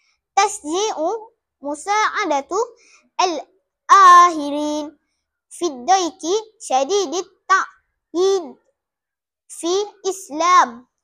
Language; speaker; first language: Arabic; non-native, learner; Malay